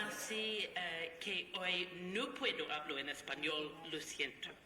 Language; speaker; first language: Spanish; non-native, learner; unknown